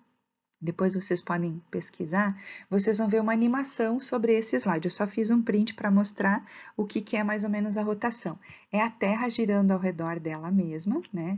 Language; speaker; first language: Portuguese; native; Portuguese